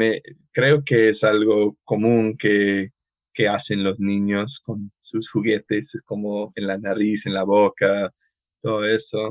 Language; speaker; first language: Spanish; non-native, fluent; English